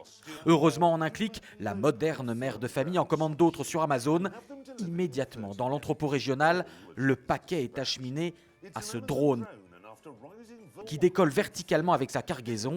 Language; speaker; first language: French; native; French